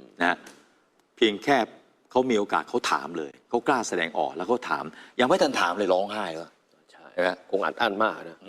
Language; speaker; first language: Thai; native; Thai